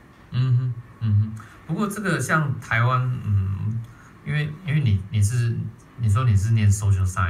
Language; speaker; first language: Chinese; native; Chinese